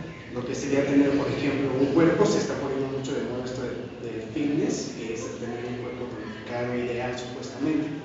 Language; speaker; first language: Spanish; native; Spanish